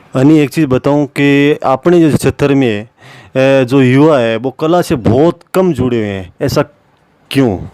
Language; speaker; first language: Hindi; non-native, local second language; Rajasthani